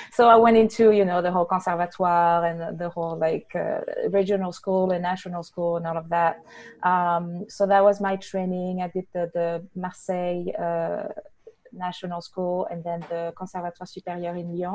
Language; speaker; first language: English; non-native, fluent; French